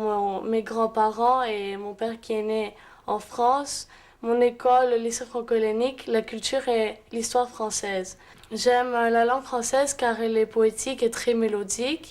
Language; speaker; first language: French; early bilingual, heritage; Greek